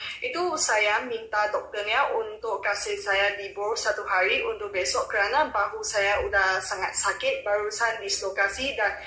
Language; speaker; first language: Indonesian; non-native, local second language; Malay